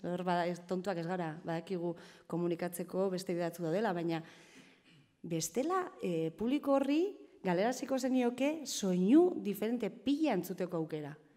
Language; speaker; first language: Basque; native; Basque